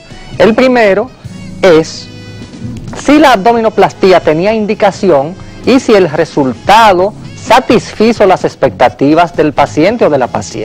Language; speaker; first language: Spanish; native; Spanish